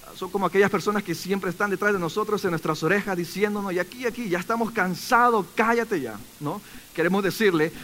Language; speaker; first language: Spanish; native; Spanish